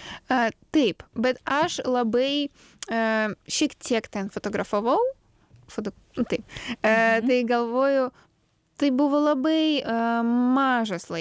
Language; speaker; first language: Lithuanian; non-native, learner; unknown